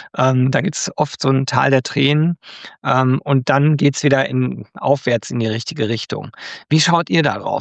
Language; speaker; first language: German; native; German